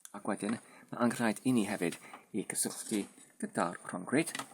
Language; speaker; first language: Welsh; non-native, learner; Polish